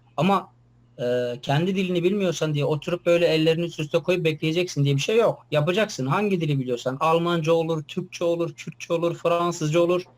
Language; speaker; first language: Turkish; non-native, local second language; Kurdish